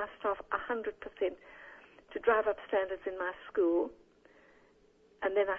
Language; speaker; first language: English; native; English